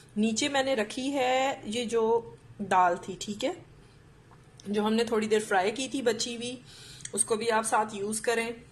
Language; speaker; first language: Urdu; native; Urdu